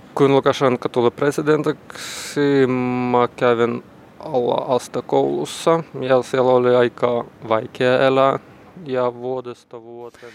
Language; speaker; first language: Finnish; non-native, learner; Russian